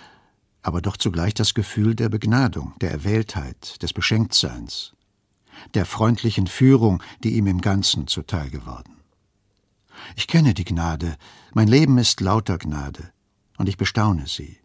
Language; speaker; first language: German; native; German